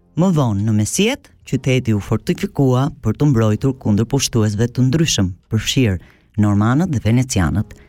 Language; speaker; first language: Albanian; early bilingual, heritage; Albanian